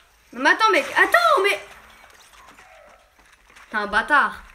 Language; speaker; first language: French; native; French